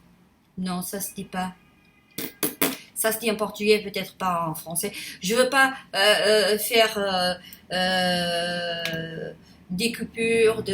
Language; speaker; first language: French; non-native, fluent; Portuguese